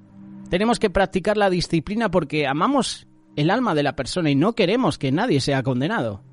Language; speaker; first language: Spanish; native; Spanish